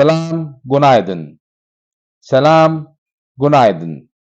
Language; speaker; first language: Turkish; non-native, learner; Urdu